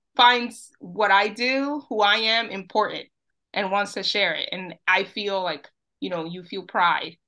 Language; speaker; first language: English; early bilingual, other home language; Spanish